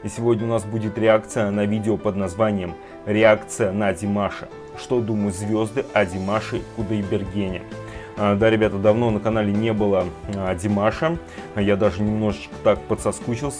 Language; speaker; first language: Russian; native; Russian